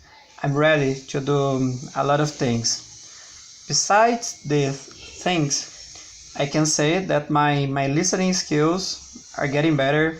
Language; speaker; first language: English; non-native, learner; Portuguese